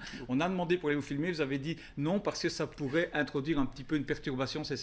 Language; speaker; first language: French; native; French